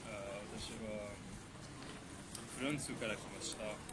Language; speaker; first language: Japanese; non-native, learner; French